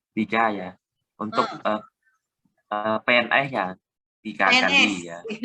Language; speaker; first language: Indonesian; non-native, learner; Khmer